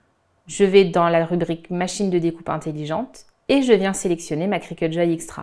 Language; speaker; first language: French; native; French